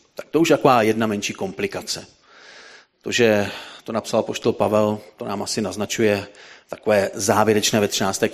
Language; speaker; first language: Czech; native; Czech